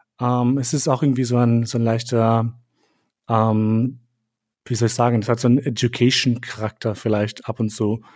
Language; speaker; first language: German; early bilingual, other home language; Albanian